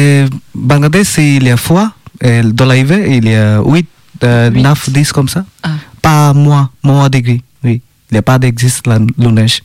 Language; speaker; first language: French; non-native, learner; Bangla